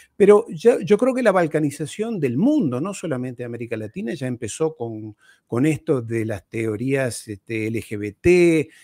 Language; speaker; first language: Spanish; native; Spanish